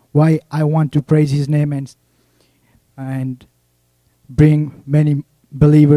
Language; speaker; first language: English; non-native, local second language; Nepali